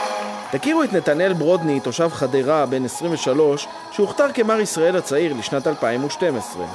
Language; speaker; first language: Hebrew; native; Hebrew